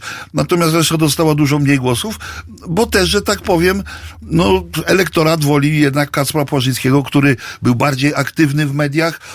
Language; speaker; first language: Polish; native; Polish